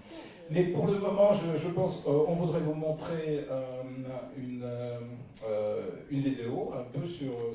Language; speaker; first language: French; non-native, fluent; Russian